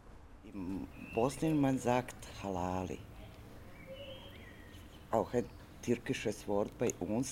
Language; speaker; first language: German; non-native, learner; Croatian